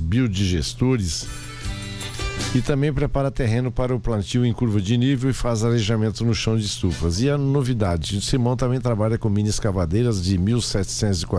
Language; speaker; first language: Portuguese; native; Portuguese